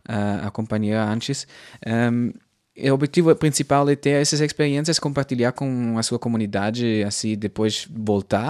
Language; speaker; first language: Portuguese; non-native, fluent; German